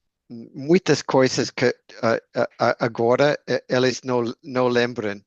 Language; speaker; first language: Portuguese; non-native, learner; English